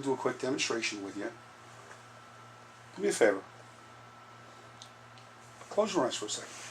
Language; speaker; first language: English; native; English